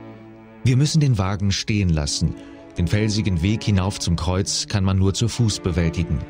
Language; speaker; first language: German; native; German